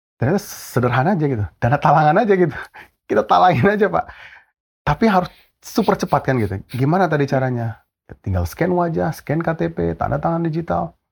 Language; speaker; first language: Indonesian; native; Indonesian